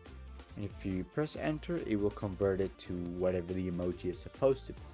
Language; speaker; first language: English; native; English